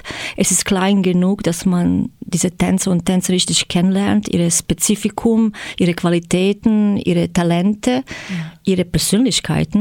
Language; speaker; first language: German; non-native, fluent; Croatian